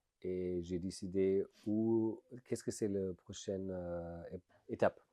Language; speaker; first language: French; non-native, learner; German